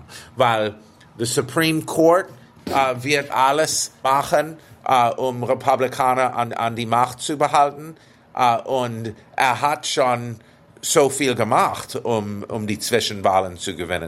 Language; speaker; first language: German; non-native, fluent; English